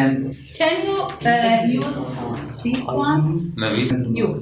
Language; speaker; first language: English; non-native, learner; Persian